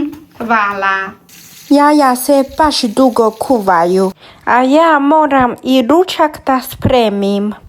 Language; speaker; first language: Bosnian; non-native, learner; Chinese